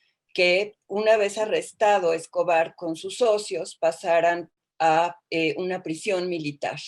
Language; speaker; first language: Spanish; native; Spanish